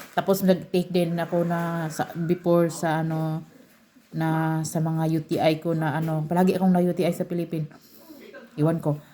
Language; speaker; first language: Filipino; non-native, local second language; Cebuano